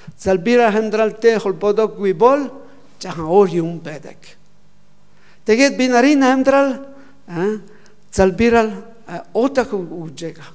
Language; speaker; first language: Mongolian; non-native, learner; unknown